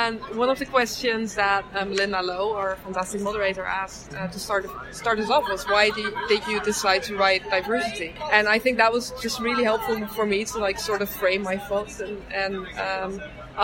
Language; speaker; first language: English; non-native, fluent; Dutch